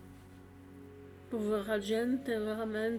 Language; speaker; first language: Italian; non-native, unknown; French